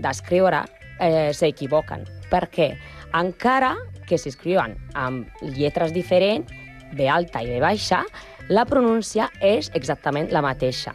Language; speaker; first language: Catalan; non-native, learner; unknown